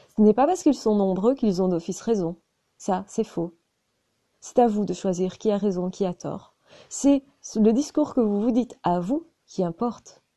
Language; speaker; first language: French; native; French